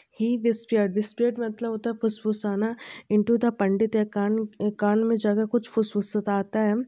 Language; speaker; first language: Hindi; native; Hindi